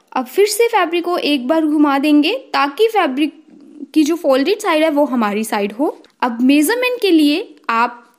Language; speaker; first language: Hindi; native; Hindi